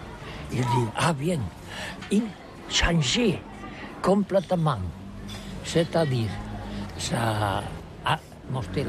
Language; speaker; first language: French; non-native, learner; Catalan